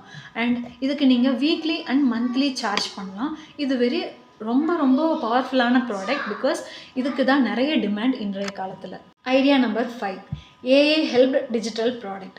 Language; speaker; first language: Tamil; native; Tamil